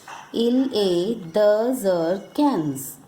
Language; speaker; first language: French; non-native, fluent; Hindi